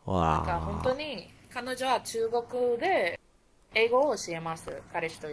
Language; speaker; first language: Japanese; non-native, learner; Spanish